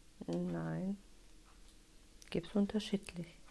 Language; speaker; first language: German; non-native, learner; Russian